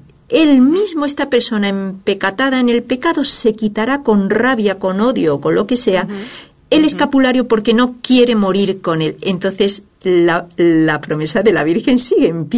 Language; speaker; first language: Spanish; native; Spanish